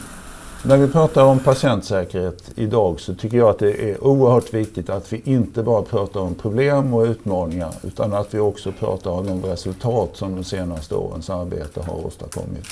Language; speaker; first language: Swedish; native; Swedish